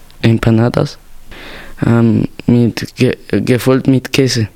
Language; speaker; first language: German; early bilingual, other home language; Spanish